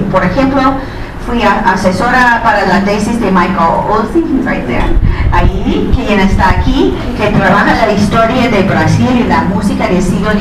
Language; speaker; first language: Spanish; non-native, fluent; English